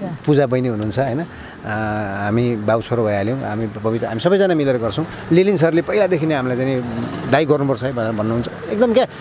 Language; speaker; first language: Nepali; native; Nepali